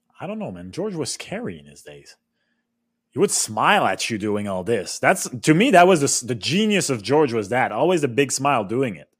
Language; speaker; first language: English; non-native, local second language; French